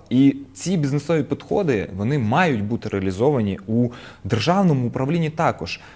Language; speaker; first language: Ukrainian; non-native, local second language; Russian